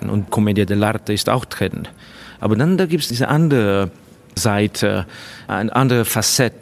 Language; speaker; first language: German; non-native, fluent; Estonian